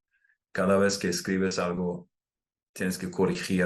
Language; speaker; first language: Spanish; non-native, fluent; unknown